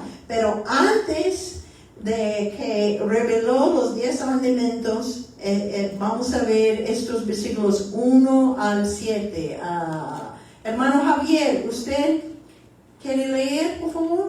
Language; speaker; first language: Spanish; early bilingual, heritage; Spanish